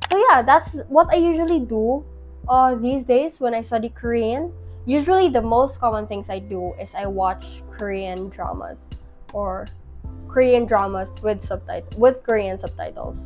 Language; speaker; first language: English; non-native, local second language; Filipino